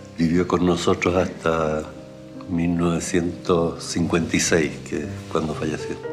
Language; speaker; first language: Spanish; early bilingual, other home language; German